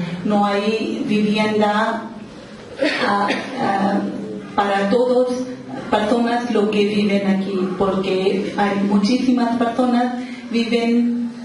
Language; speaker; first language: Spanish; non-native, local second language; Urdu